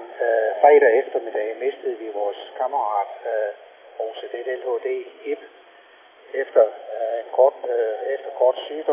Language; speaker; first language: Danish; native; Danish